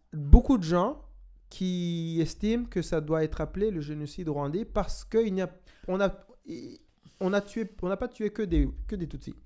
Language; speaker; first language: French; non-native, local second language; Kinyarwanda